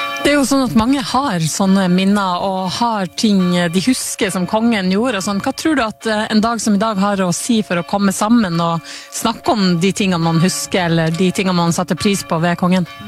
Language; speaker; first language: Norwegian; native; Norwegian